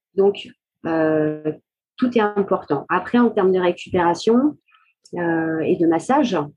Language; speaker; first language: French; native; French